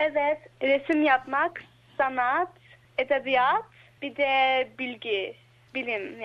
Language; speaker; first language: Turkish; early bilingual, heritage; Turkish